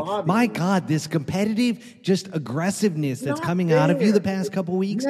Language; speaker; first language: English; native; English